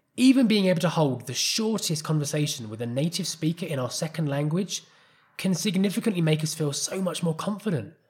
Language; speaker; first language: English; native; English